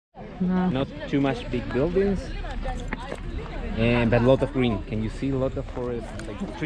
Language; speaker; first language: English; non-native, fluent; Spanish